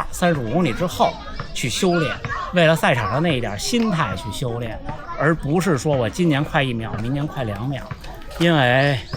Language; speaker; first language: Chinese; native; Chinese